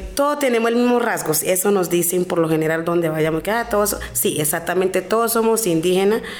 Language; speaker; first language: Spanish; non-native, local second language; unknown